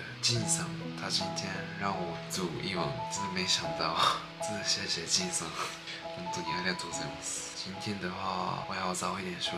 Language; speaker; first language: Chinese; non-native, fluent; Japanese